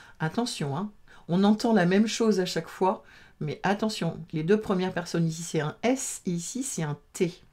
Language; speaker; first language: French; native; French